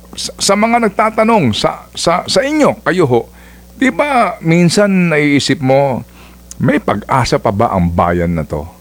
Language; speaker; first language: Filipino; non-native, local second language; Waray